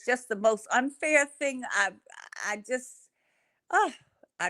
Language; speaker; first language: English; native; English